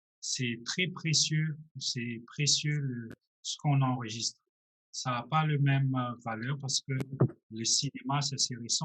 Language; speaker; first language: French; non-native, local second language; Malagasy